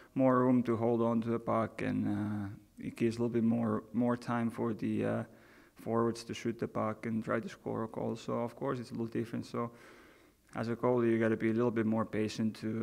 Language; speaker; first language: English; non-native, fluent; Finnish